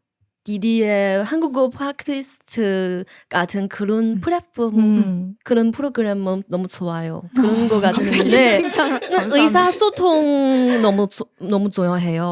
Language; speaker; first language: Korean; non-native, learner; Chinese